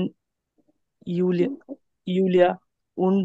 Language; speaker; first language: German; non-native, learner; Bangla